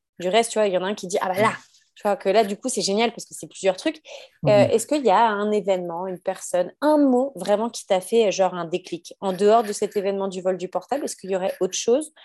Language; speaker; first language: French; native; French